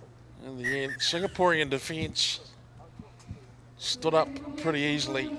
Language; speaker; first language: English; native; English